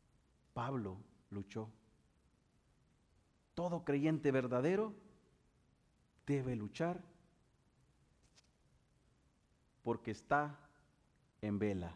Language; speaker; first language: Spanish; native; Spanish